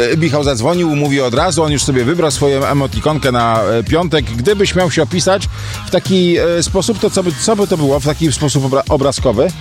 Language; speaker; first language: Polish; native; Polish